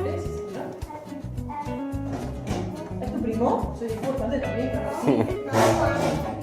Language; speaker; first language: Spanish; native; Spanish